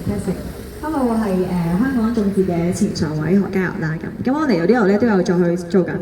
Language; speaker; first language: Cantonese; native; Cantonese